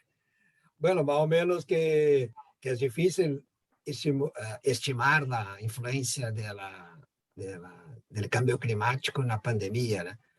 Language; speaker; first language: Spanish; non-native, fluent; Portuguese